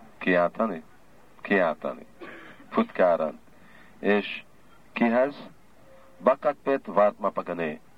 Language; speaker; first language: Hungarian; early bilingual, heritage; Hungarian